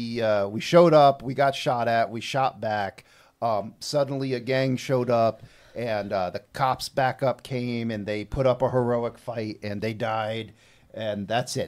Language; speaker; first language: English; native; English